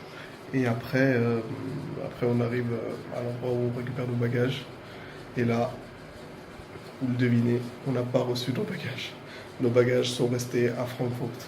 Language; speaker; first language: French; native; French